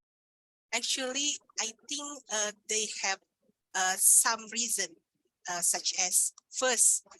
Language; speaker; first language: English; non-native, learner; Indonesian